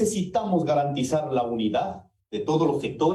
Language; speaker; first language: Spanish; non-native, local second language; Quechua